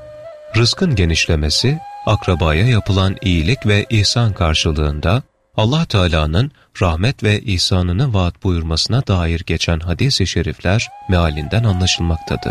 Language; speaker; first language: Turkish; native; Turkish